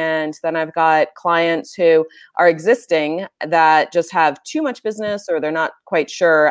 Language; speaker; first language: English; native; English